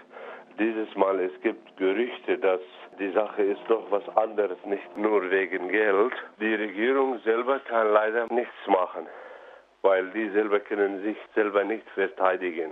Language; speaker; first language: German; non-native, fluent; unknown